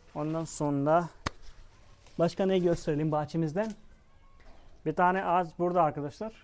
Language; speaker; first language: Turkish; non-native, fluent; Hindi